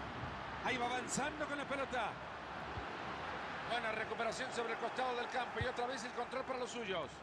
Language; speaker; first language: Spanish; native; Spanish